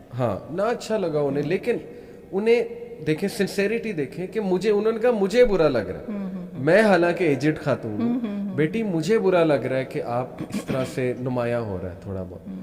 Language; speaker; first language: Urdu; native; Urdu